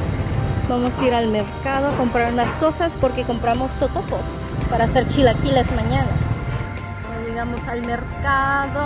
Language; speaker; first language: Spanish; native; Spanish